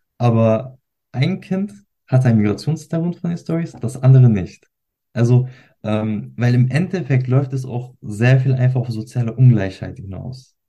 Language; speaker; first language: German; early bilingual, other home language; Turkish